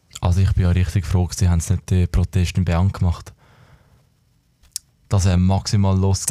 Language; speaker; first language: German; native; German